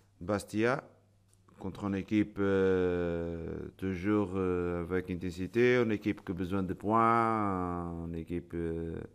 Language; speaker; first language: French; non-native, learner; Portuguese